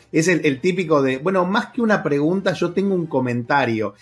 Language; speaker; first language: Spanish; native; Spanish